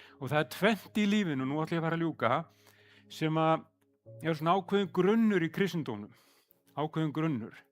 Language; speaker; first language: Icelandic; native; Icelandic